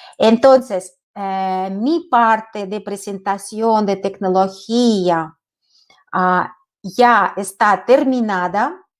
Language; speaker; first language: Spanish; non-native, fluent; Russian